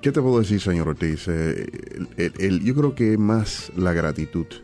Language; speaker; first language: Spanish; native; Spanish